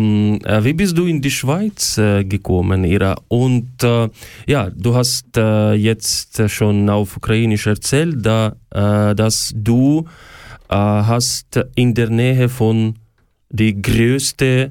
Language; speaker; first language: German; non-native, learner; Ukrainian